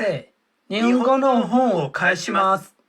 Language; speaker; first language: Japanese; non-native, learner; Burmese